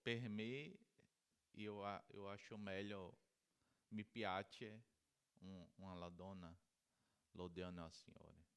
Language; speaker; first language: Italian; non-native, learner; Portuguese